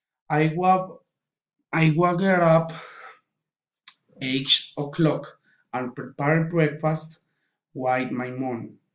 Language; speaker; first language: English; non-native, learner; Spanish